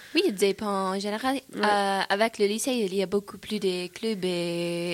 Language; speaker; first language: French; non-native, learner; English